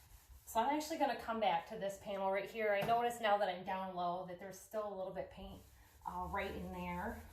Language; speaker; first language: English; native; English